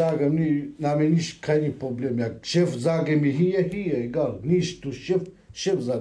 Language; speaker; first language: German; non-native, learner; Romanian